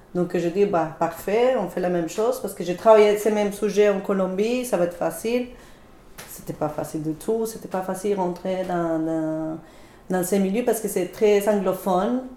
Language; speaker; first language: French; non-native, fluent; Spanish